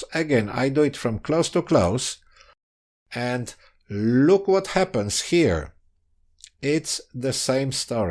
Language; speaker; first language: English; non-native, fluent; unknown